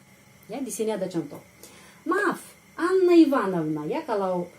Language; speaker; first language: Indonesian; non-native, fluent; Russian